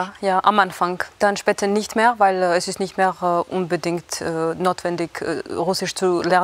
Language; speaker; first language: German; non-native, fluent; Georgian